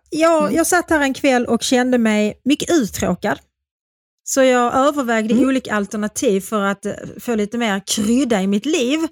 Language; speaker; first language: Swedish; native; Swedish